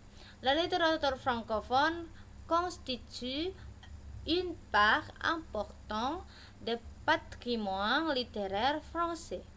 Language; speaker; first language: French; non-native, learner; Indonesian